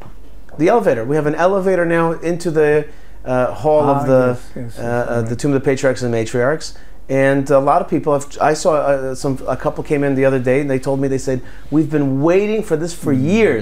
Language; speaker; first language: English; early bilingual, other home language; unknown